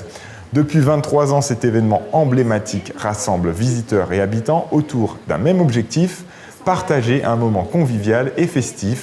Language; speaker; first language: French; native; French